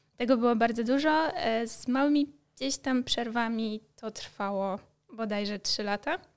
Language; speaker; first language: Polish; native; Polish